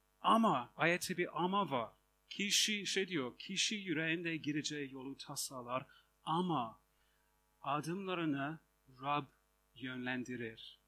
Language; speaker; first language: Turkish; non-native, fluent; English